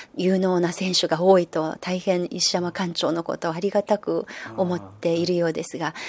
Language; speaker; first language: Japanese; non-native, fluent; Chinese